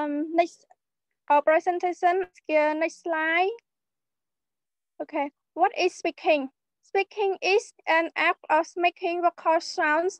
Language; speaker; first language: English; non-native, learner; Khmer